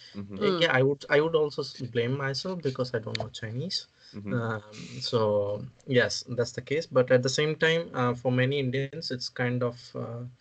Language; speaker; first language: English; non-native, local second language; Odia